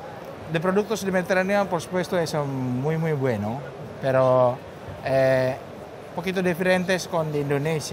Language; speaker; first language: Spanish; non-native, learner; Indonesian